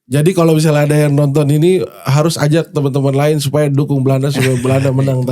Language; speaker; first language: Indonesian; native; Indonesian